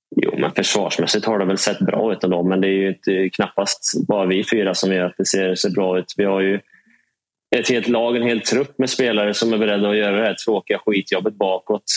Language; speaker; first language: Swedish; native; Swedish